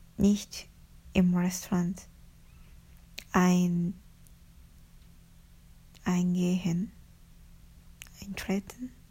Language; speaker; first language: German; non-native, learner; Japanese